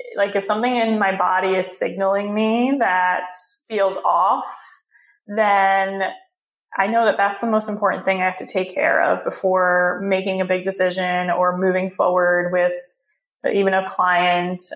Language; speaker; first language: English; early bilingual, other home language; Hebrew